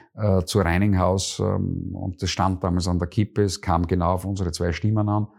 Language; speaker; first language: German; native; German